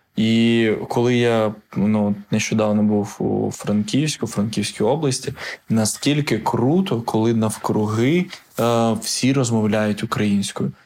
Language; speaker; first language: Ukrainian; non-native, local second language; Russian